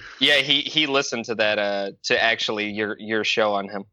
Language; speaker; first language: English; early bilingual, other home language; Russian